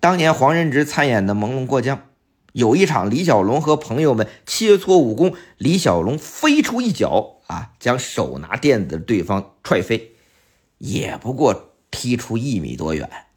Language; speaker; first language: Chinese; native; Chinese